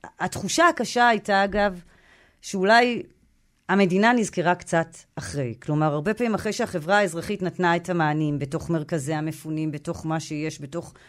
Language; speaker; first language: Hebrew; native; Hebrew